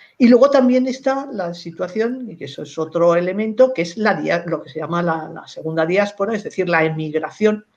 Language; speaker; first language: Spanish; native; Spanish